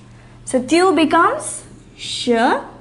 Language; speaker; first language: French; non-native, fluent; English